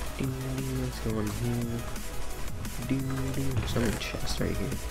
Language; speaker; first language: English; native; English